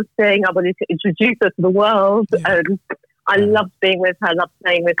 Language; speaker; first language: English; native; English